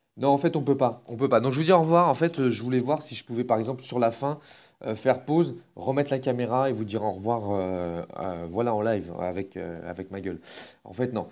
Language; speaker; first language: French; native; French